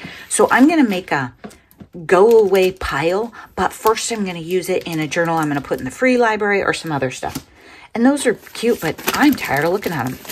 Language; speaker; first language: English; native; English